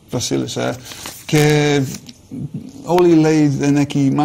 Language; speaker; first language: Greek; non-native, learner; English